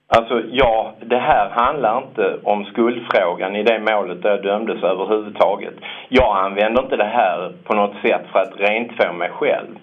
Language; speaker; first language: Swedish; native; Swedish